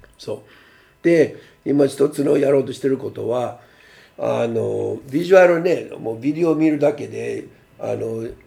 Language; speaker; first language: Japanese; non-native, fluent; English